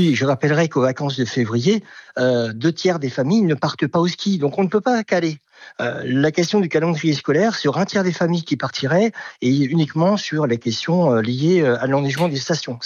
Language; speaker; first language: French; native; French